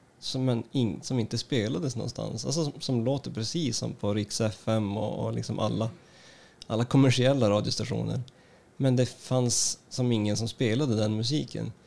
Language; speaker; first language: Swedish; native; Swedish